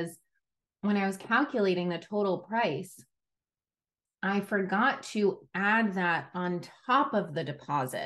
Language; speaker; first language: English; native; English